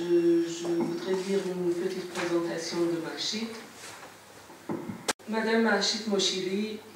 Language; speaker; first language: French; non-native, fluent; Persian